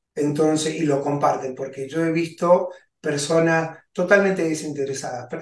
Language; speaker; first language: Spanish; native; Spanish